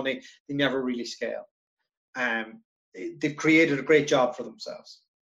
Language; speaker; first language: English; native; English